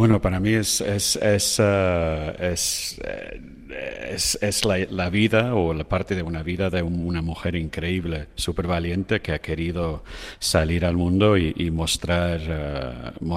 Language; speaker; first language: Spanish; non-native, fluent; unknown